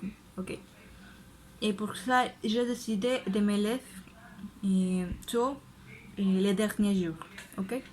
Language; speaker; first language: French; non-native, learner; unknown